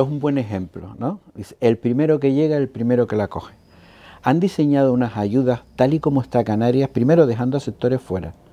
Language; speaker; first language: Spanish; native; Spanish